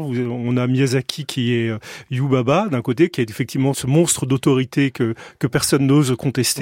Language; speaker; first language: French; native; French